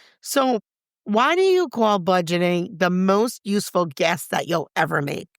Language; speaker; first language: English; native; English